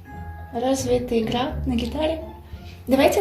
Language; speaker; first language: Russian; native; Russian